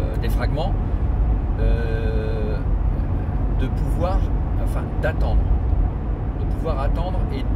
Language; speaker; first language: French; native; French